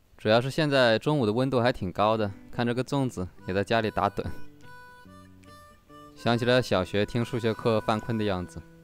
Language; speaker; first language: Chinese; native; Chinese